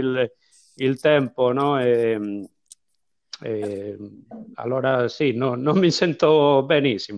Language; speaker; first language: Italian; non-native, fluent; Spanish